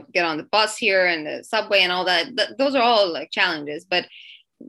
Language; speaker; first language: English; non-native, fluent; Persian